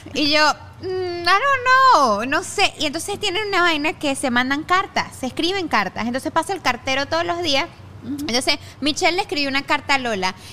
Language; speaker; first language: Spanish; native; Spanish